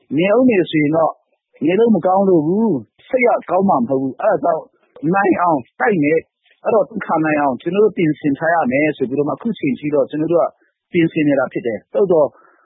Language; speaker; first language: Burmese; non-native, local second language; Hakha Chin